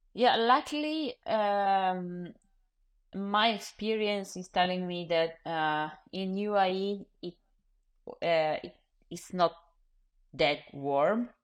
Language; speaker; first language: English; non-native, fluent; Italian